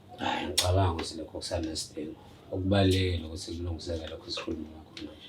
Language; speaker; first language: Zulu; native; Zulu